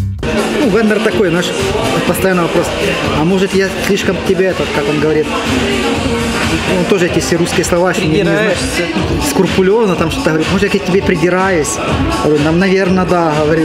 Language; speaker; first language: Russian; native; Russian